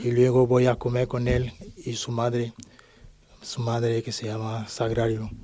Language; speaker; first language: Spanish; non-native, learner; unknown